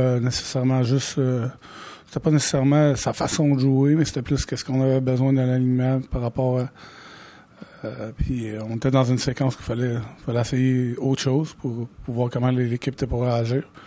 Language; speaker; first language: French; native; French